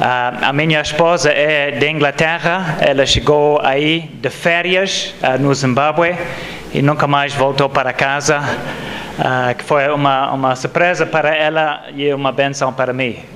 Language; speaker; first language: Portuguese; non-native, fluent; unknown